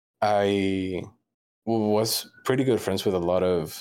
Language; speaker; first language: English; non-native, fluent; Spanish